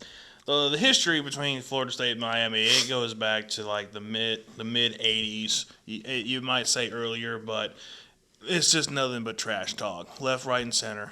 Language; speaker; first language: English; native; English